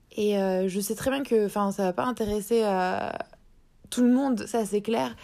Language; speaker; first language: French; native; French